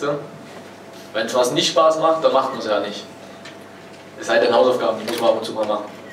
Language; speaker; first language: German; native; German